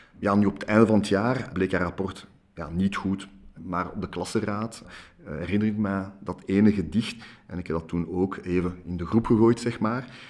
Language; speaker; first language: Dutch; non-native, local second language; French